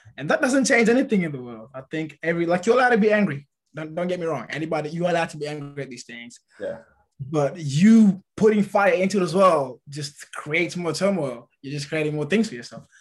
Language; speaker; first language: English; early bilingual, other home language; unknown